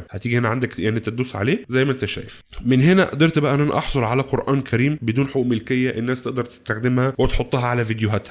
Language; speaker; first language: Arabic; native; Arabic